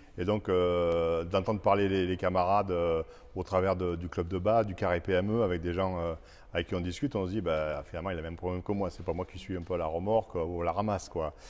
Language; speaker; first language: French; native; French